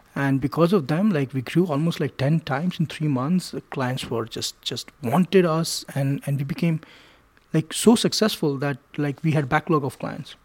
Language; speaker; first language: English; non-native, local second language; Hindi